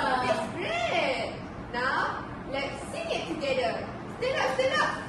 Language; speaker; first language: English; non-native, learner; Malay